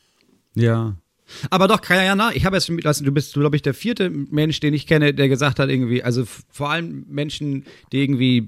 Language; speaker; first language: German; native; German